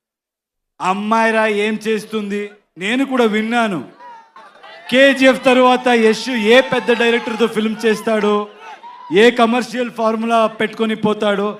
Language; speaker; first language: Telugu; non-native, local second language; Kannada